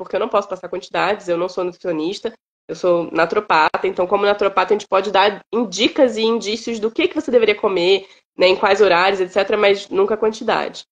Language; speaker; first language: Portuguese; native; Portuguese